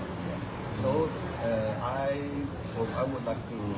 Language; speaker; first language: English; non-native, fluent; Chinese